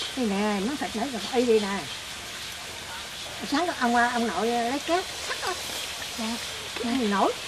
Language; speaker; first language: Vietnamese; native; Vietnamese